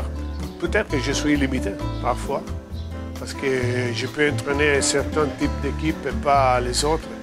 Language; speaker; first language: French; non-native, fluent; Italian